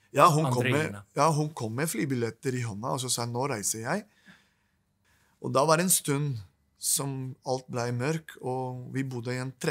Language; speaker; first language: Norwegian; non-native, fluent; Spanish